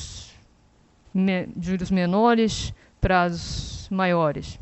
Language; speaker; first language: Portuguese; non-native, fluent; Japanese